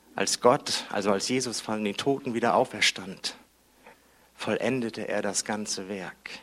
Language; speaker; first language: German; native; German